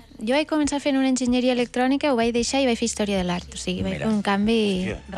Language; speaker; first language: Catalan; native; Catalan